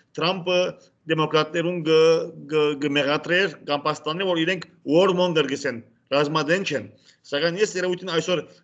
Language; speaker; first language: Armenian; native; Armenian